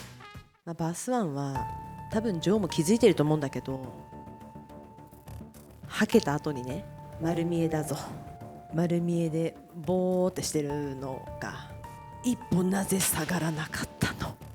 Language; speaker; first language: Japanese; native; Japanese